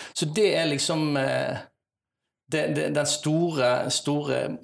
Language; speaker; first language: Norwegian; native; Norwegian